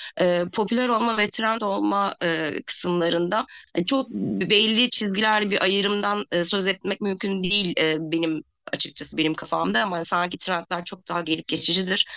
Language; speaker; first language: Turkish; native; Turkish